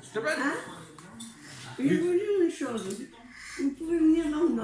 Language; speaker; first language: French; early bilingual, other home language; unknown